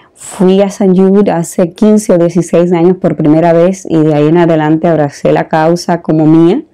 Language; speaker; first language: Spanish; native; Spanish